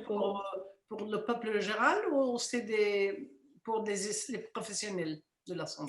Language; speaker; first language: French; non-native, fluent; Spanish